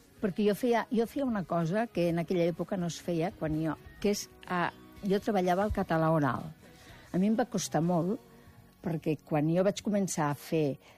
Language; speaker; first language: Catalan; native; Catalan